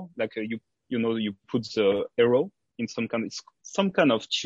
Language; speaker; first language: English; non-native, fluent; French